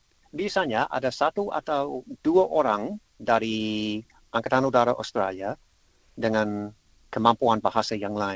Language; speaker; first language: Indonesian; non-native, learner; English